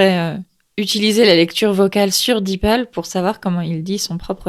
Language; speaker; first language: French; native; French